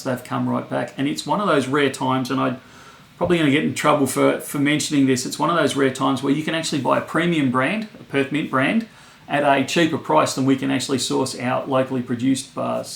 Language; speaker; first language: English; native; English